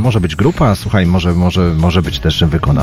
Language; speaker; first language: Polish; native; Polish